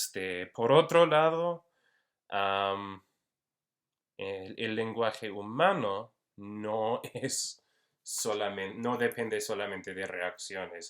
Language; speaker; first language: Spanish; non-native, fluent; English